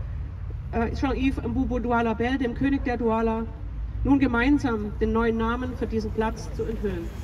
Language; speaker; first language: German; native; German